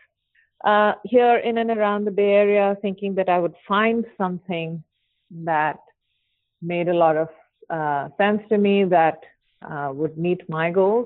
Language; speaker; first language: English; non-native, local second language; Hindi